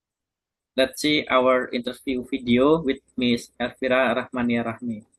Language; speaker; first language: English; non-native, learner; Indonesian